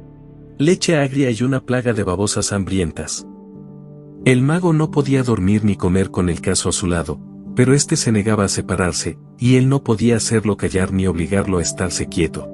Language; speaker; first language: Spanish; native; Spanish